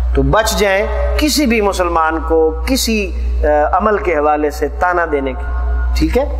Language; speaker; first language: Urdu; non-native, local second language; Punjabi